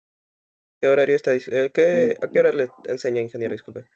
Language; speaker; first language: Spanish; native; Spanish